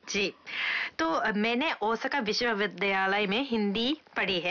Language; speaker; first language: Hindi; non-native, fluent; Japanese